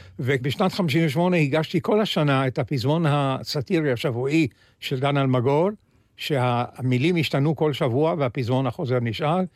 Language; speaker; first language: Hebrew; early bilingual, other home language; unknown